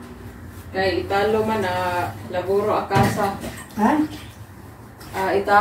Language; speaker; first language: Italian; non-native, learner; Cebuano